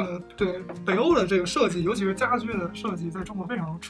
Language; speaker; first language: Chinese; native; Chinese